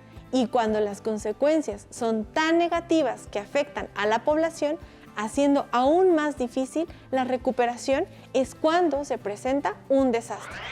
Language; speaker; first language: Spanish; native; Spanish